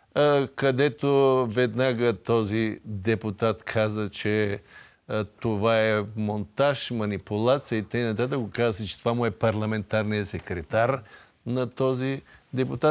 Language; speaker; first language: Bulgarian; native; Bulgarian